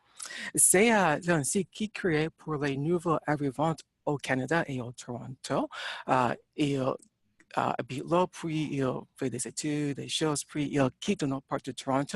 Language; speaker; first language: French; non-native, learner; English